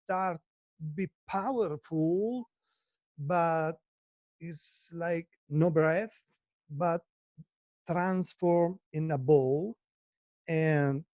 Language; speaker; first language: English; non-native, learner; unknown